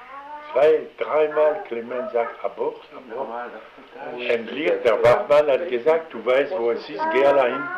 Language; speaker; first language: German; non-native, learner; French